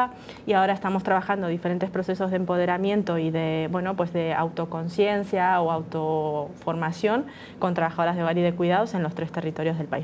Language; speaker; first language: Spanish; native; Spanish